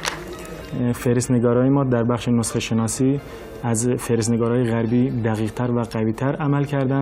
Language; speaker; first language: Persian; native; Persian